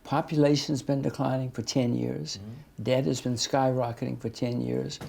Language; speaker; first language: English; native; English